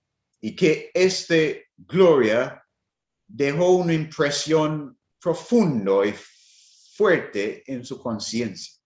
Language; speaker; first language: Spanish; non-native, fluent; English